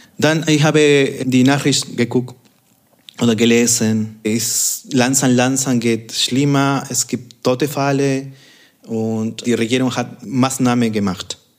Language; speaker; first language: German; non-native, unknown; Spanish